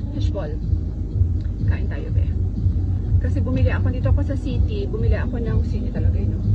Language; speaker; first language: Filipino; non-native, fluent; English